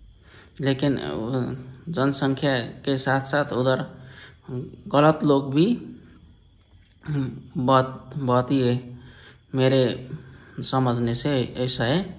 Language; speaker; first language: Hindi; non-native, learner; Nepali